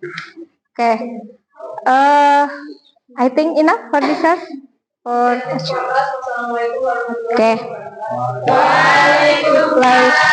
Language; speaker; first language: English; non-native, learner; Indonesian